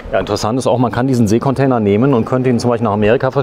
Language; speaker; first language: German; native; German